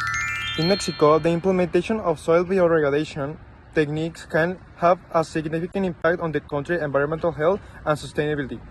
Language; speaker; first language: English; non-native, learner; Spanish